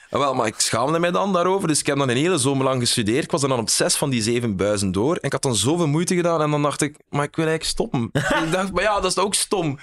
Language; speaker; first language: Dutch; native; Dutch